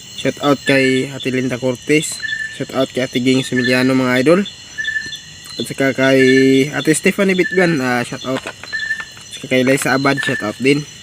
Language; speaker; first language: Filipino; non-native, local second language; Cebuano